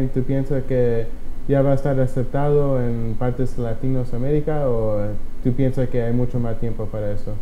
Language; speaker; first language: Spanish; early bilingual, heritage; Spanish